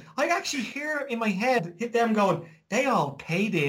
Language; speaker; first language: English; native; English